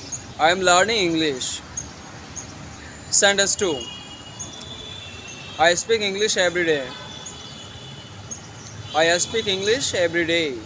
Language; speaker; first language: English; non-native, learner; Bangla